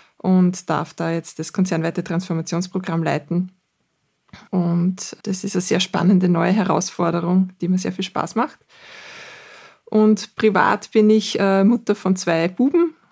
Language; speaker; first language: German; native; German